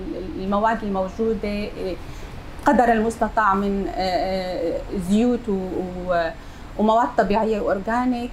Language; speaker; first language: Arabic; native; Arabic